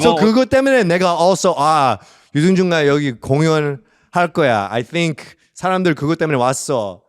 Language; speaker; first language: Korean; early bilingual, heritage; English